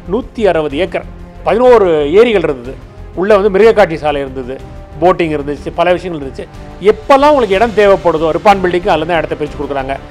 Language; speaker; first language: Tamil; native; Tamil